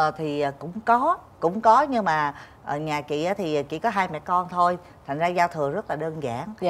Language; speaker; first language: Vietnamese; native; Vietnamese